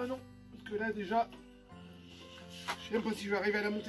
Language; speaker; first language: French; native; French